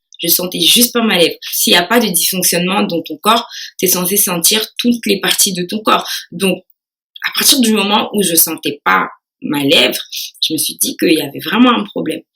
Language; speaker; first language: French; early bilingual, other home language; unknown